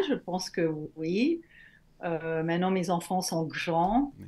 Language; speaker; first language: French; native; French